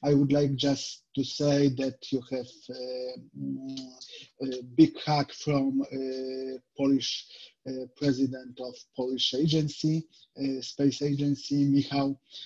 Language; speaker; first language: English; non-native, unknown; Polish